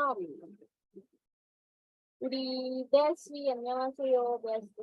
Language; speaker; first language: Korean; non-native, fluent; Spanish